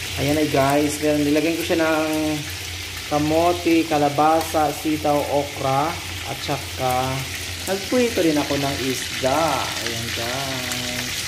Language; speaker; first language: Filipino; non-native, local second language; Cebuano